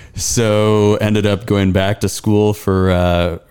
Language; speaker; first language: English; native; English